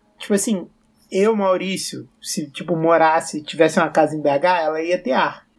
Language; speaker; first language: Portuguese; native; Portuguese